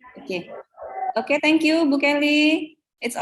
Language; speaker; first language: English; non-native, fluent; Indonesian